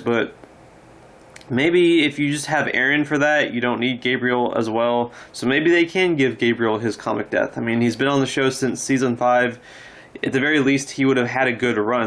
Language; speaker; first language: English; native; English